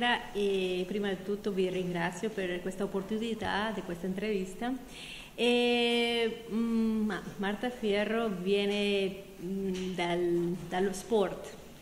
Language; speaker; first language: Italian; non-native, fluent; Spanish